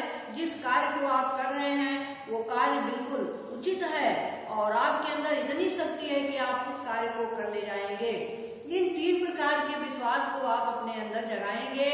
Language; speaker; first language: Hindi; native; Hindi